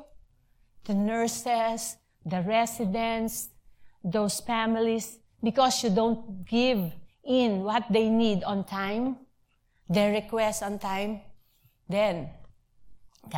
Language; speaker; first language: English; non-native, local second language; Filipino